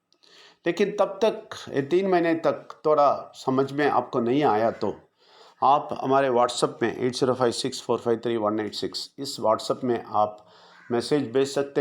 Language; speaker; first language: Hindi; non-native, local second language; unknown